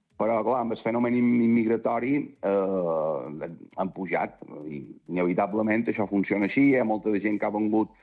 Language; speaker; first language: Catalan; native; Catalan